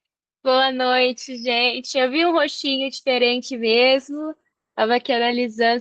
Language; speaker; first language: Portuguese; native; Portuguese